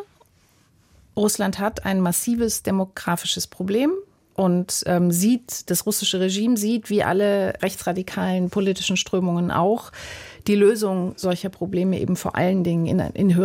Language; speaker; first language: German; native; German